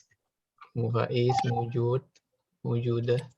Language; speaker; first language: Arabic; non-native, fluent; Indonesian